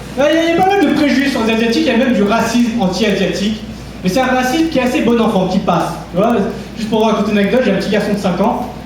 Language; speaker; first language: French; early bilingual, other home language; Vietnamese